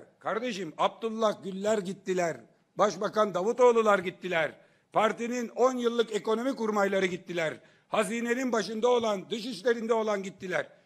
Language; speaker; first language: Turkish; native; Turkish